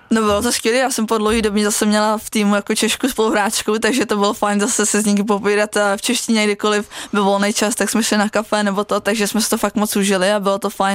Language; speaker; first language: Czech; native; Czech